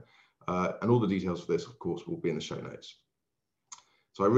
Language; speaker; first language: English; native; English